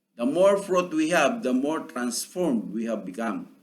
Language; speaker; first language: English; non-native, local second language; Filipino